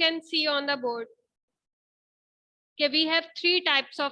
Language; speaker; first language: English; non-native, local second language; Urdu